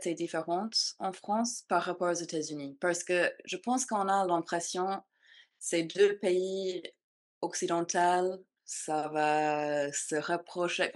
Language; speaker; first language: French; non-native, fluent; English